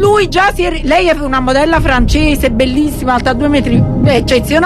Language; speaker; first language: Italian; native; Italian